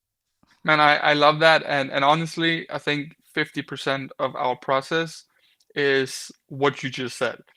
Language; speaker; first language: English; non-native, fluent; Danish